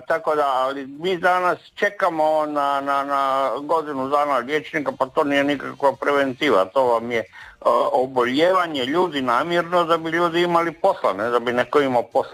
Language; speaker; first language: Serbian; native; Serbian